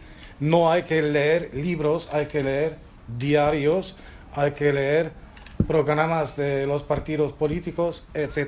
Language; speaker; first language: Spanish; non-native, fluent; German